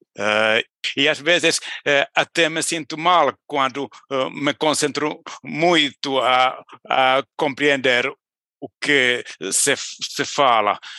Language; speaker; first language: Portuguese; non-native, fluent; Finnish